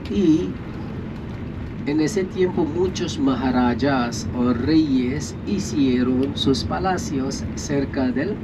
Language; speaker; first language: Spanish; non-native, fluent; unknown